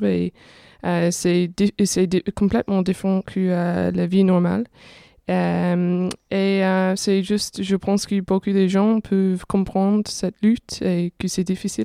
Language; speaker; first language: French; non-native, fluent; English